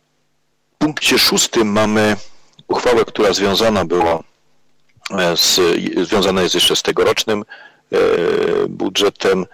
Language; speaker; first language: Polish; native; Polish